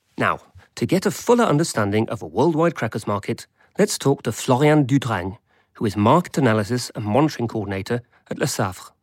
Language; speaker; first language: English; native; English